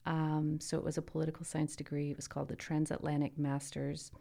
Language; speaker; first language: English; early bilingual, other home language; Italian